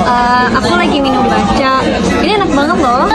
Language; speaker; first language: Indonesian; non-native, learner; Korean